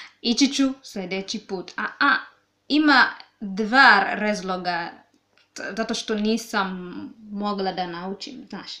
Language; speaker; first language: Serbian; non-native, learner; Swahili